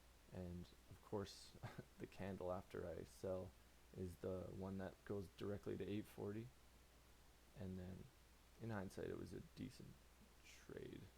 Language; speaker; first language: English; native; English